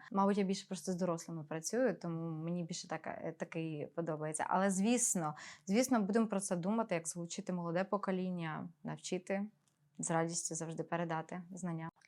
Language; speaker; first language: Ukrainian; non-native, local second language; Russian